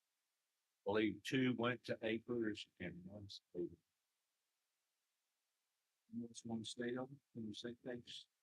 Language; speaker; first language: English; native; English